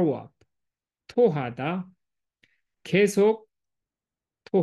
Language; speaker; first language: Korean; non-native, fluent; English